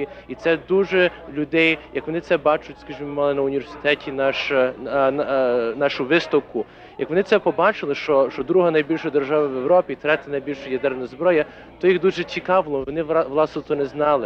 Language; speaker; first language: Ukrainian; early bilingual, heritage; Ukrainian